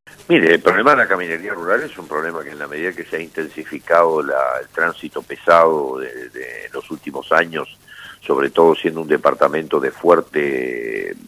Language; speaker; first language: Spanish; native; Spanish